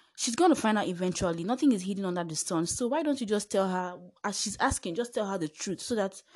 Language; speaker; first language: English; non-native, local second language; Igbo